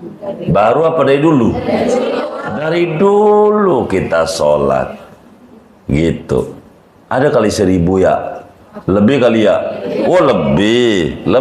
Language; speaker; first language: Indonesian; native; Indonesian